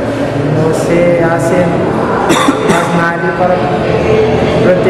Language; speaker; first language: Spanish; non-native, learner; Portuguese